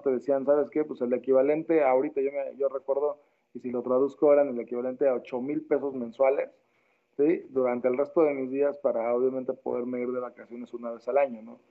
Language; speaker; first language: Spanish; native; Spanish